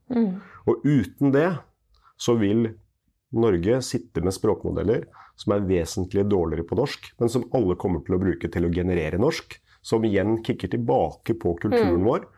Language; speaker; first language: Norwegian; native; Norwegian